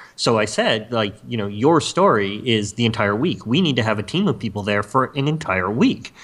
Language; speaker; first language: English; native; English